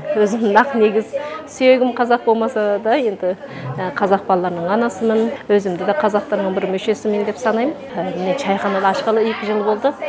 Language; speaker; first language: Kazakh; non-native, local second language; Uyghur